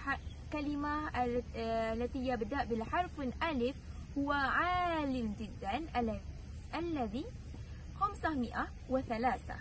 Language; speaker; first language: Arabic; non-native, learner; Malay